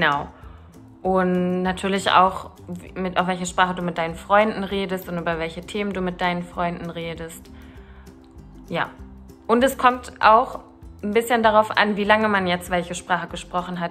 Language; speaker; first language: German; early bilingual, other home language; Turkish